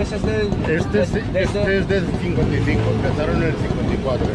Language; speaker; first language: Spanish; native; Spanish